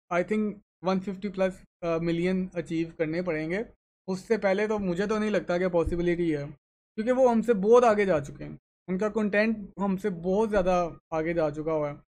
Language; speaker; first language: Urdu; native; Urdu